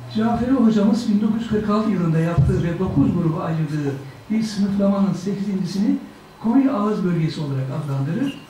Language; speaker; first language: Turkish; native; Turkish